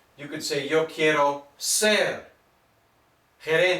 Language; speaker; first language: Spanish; non-native, fluent; English